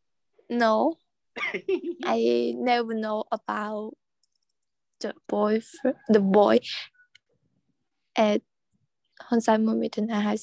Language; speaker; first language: English; non-native, learner; Khmer